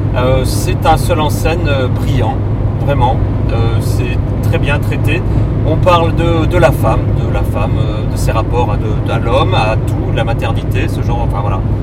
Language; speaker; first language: French; native; French